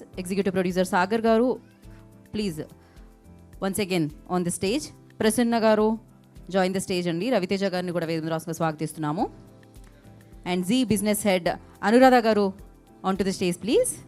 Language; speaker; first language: Telugu; native; Telugu